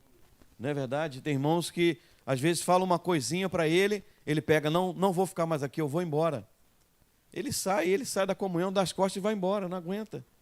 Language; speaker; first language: Portuguese; native; Portuguese